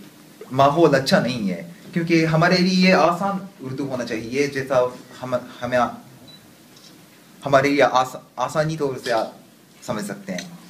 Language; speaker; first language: Hindi; non-native, learner; Japanese